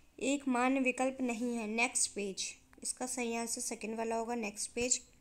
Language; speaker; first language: Hindi; native; Hindi